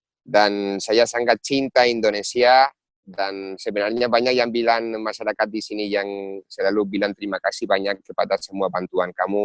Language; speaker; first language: Indonesian; non-native, fluent; Spanish